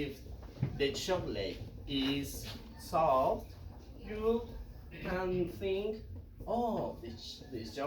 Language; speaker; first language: English; non-native, learner; Spanish